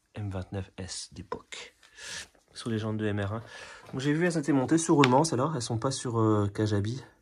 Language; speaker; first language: French; native; French